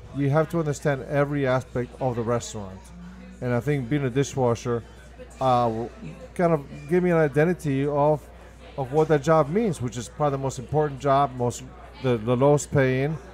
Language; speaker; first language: English; early bilingual, other home language; Spanish